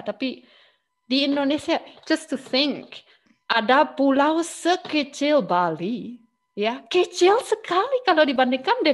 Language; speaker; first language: Indonesian; non-native, fluent; German